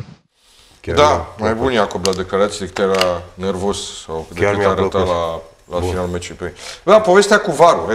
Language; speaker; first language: Romanian; native; Romanian